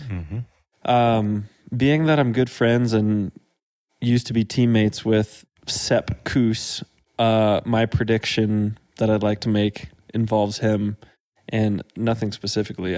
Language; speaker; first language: English; native; English